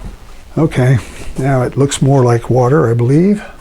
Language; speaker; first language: English; native; English